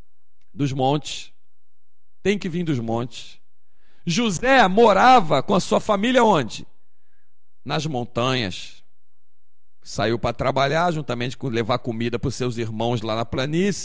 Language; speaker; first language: Portuguese; native; Portuguese